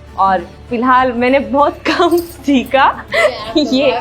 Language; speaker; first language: Hindi; native; Hindi